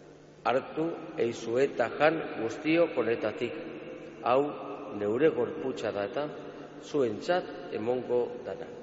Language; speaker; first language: Basque; native; Basque